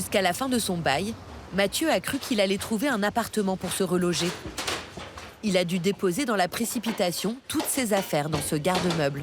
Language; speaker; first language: French; native; French